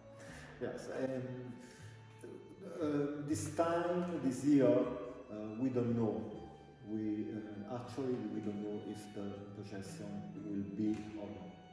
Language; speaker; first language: English; non-native, local second language; Italian